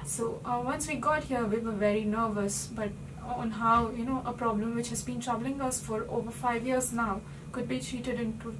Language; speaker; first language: English; non-native, local second language; Hindi